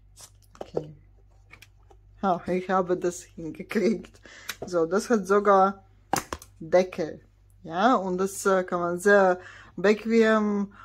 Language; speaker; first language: German; non-native, fluent; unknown